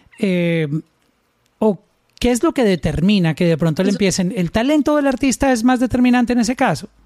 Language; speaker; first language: Spanish; native; Spanish